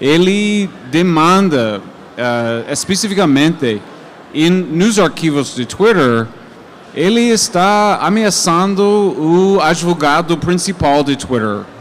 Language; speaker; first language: Portuguese; non-native, fluent; English